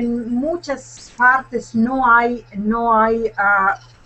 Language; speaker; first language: Spanish; non-native, learner; English